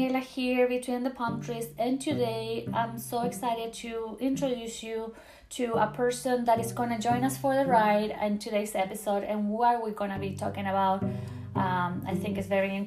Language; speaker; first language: English; non-native, fluent; Spanish